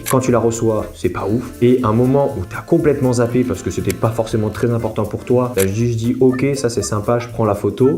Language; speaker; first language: French; native; French